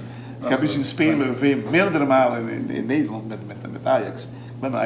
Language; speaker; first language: Dutch; non-native, local second language; Papiamento